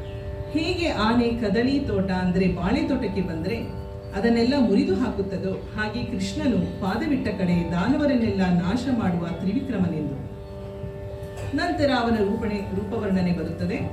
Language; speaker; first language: Kannada; native; Kannada